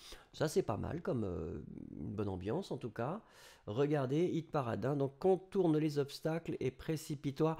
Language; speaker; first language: French; native; French